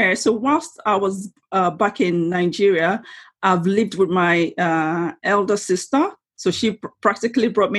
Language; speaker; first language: English; non-native, local second language; Yoruba